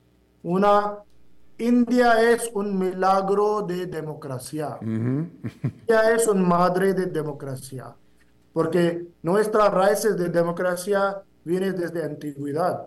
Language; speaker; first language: Spanish; non-native, fluent; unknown